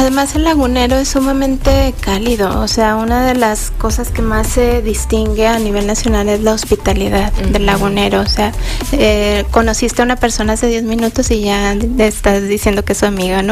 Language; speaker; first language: Spanish; native; Spanish